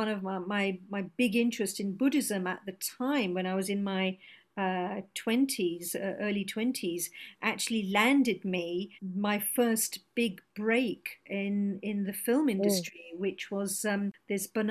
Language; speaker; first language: English; non-native, local second language; Gujarati